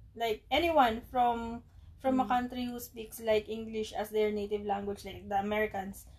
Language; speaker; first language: English; non-native, local second language; Filipino